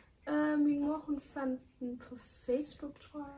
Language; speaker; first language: Danish; native; Danish